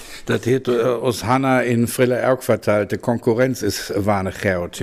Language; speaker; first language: German; native; German